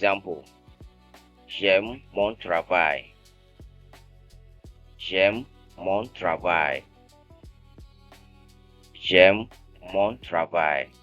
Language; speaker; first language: French; non-native, fluent; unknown